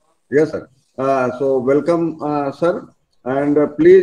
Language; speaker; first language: English; non-native, local second language; Hindi